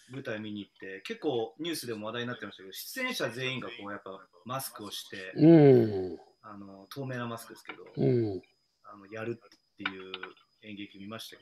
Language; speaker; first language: Japanese; native; Japanese